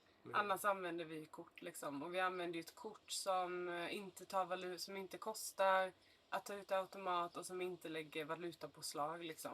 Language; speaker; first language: Swedish; native; Swedish